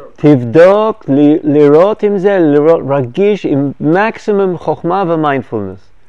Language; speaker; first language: Hebrew; non-native, fluent; English